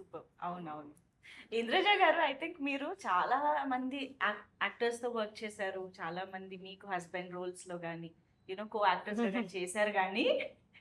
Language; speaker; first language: Telugu; native; Telugu